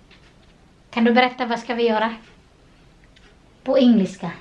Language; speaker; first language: Swedish; non-native, learner; Cebuano